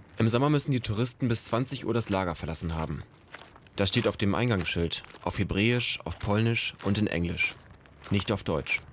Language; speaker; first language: German; native; German